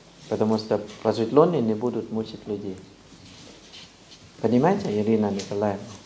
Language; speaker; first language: Russian; non-native, fluent; Thai